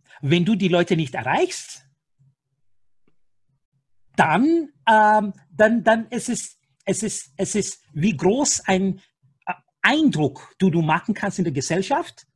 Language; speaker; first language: German; non-native, fluent; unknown